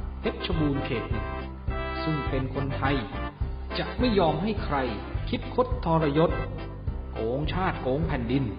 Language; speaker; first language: Thai; native; Thai